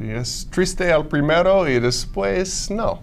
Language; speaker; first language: Spanish; non-native, fluent; English